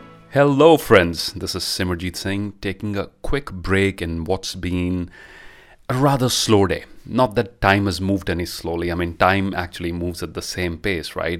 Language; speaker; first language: English; non-native, local second language; Punjabi